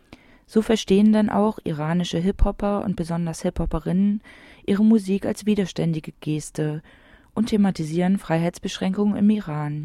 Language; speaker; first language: German; native; German